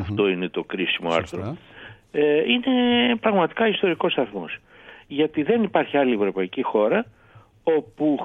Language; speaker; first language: Greek; native; Greek